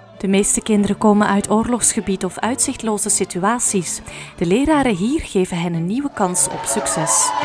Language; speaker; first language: Dutch; native; Dutch